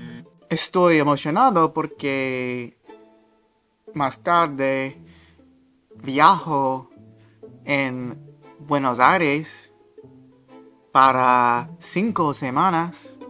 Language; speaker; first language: Spanish; non-native, learner; English